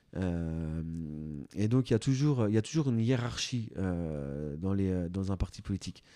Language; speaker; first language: French; native; French